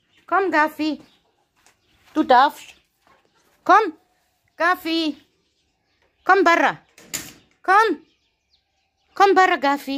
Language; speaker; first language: German; native; German